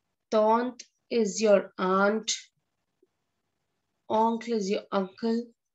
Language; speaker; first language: English; non-native, local second language; Hindi